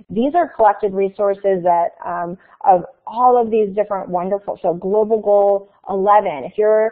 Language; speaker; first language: English; native; English